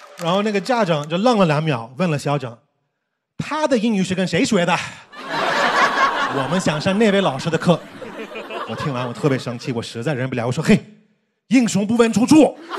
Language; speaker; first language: Chinese; early bilingual, heritage; Chinese